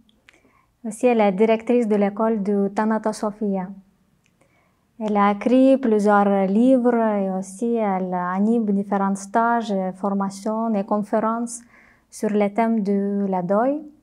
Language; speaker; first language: French; non-native, fluent; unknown